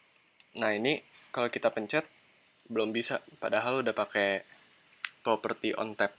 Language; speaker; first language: Indonesian; native; Indonesian